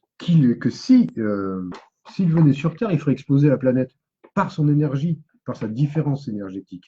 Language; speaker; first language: French; native; French